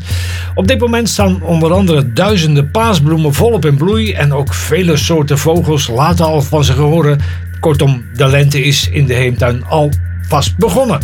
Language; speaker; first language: Dutch; native; Dutch